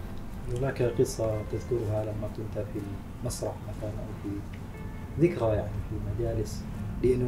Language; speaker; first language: Arabic; non-native, fluent; Indonesian